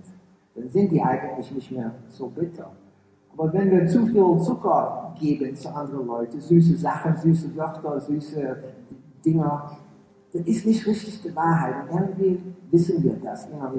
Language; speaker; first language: German; early bilingual, heritage; English